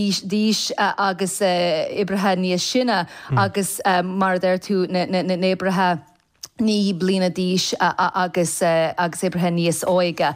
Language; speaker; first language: Irish; non-native, local second language; English